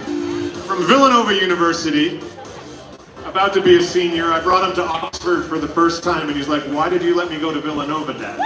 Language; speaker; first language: English; native; English